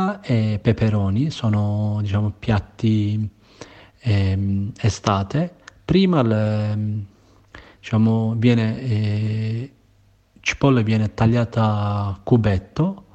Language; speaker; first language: Italian; non-native, learner; Kurdish